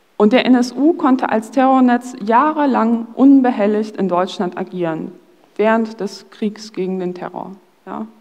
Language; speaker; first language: German; early bilingual, other home language; Polish